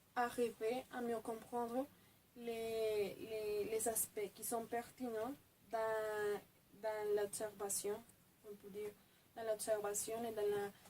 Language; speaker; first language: French; non-native, fluent; Spanish